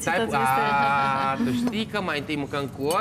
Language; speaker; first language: Romanian; native; Romanian